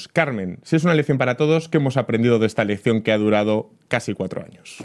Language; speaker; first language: Spanish; native; Spanish